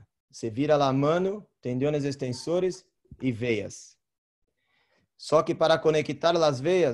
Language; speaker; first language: Spanish; non-native, learner; Portuguese